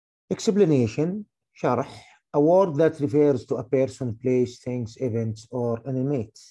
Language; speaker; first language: English; non-native, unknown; Arabic